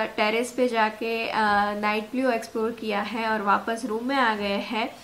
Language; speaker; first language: Hindi; non-native, local second language; Gujarati